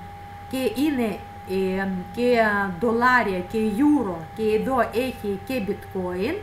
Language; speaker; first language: Greek; non-native, fluent; Russian